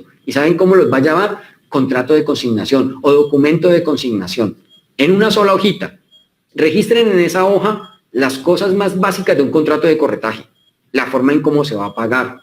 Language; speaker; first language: Spanish; native; Spanish